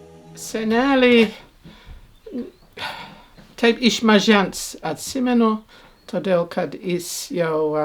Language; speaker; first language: Lithuanian; early bilingual, heritage; Lithuanian